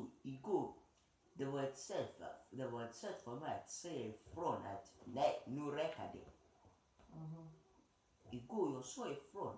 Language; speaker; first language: Swedish; early bilingual, other home language; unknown